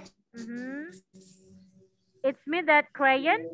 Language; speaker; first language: English; non-native, learner; Indonesian